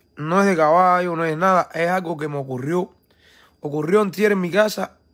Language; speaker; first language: Spanish; native; Spanish